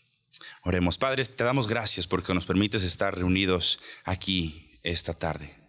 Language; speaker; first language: Spanish; native; Spanish